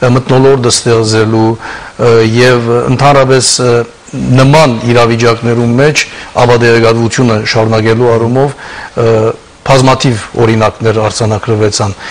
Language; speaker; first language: Armenian; early bilingual, heritage; Armenian